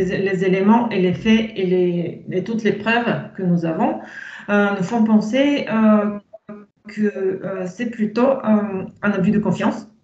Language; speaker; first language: French; non-native, fluent; Bulgarian